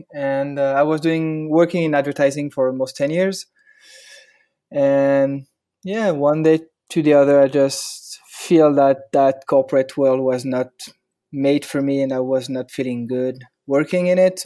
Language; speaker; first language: English; non-native, fluent; French